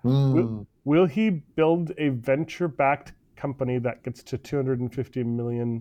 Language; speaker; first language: English; native; English